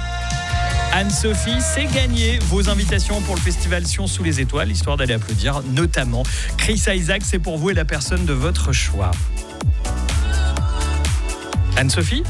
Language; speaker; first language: French; native; French